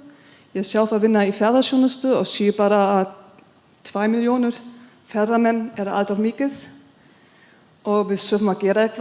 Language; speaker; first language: Icelandic; non-native, learner; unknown